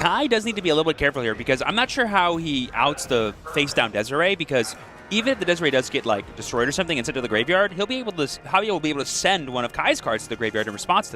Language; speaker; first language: English; native; English